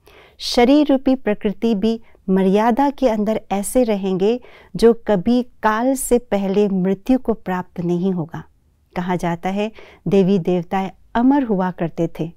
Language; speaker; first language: Hindi; native; Hindi